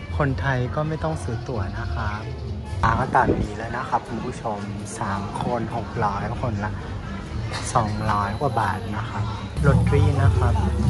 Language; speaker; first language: Thai; non-native, fluent; Vietnamese